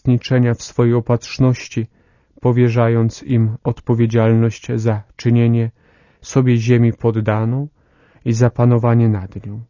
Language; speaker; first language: Polish; native; Polish